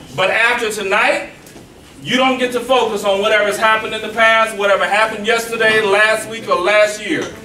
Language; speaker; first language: English; native; English